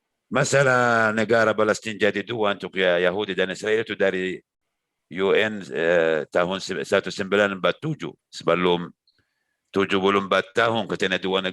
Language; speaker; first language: Indonesian; non-native, learner; Arabic